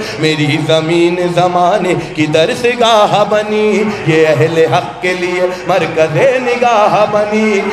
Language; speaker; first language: Urdu; native; Urdu